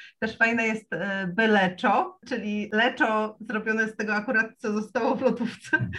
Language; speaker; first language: Polish; native; Polish